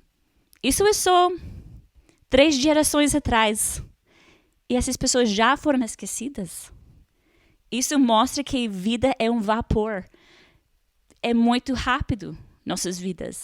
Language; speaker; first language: Portuguese; non-native, fluent; English